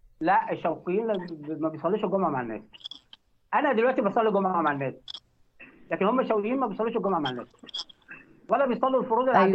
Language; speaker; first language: Arabic; native; Arabic